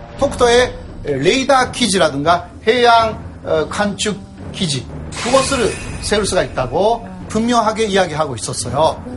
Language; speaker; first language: Korean; non-native, fluent; Japanese